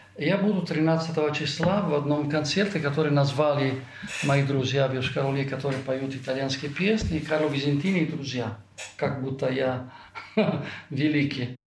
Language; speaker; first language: Russian; non-native, fluent; Italian